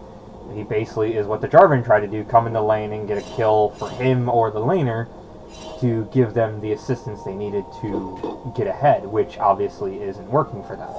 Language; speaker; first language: English; native; English